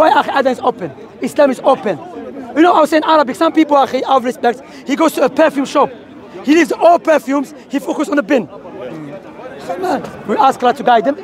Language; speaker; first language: English; non-native, fluent; Arabic